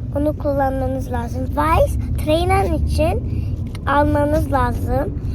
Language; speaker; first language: Turkish; early bilingual, heritage; Turkish